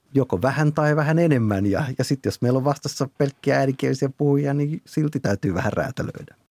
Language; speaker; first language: Finnish; native; Finnish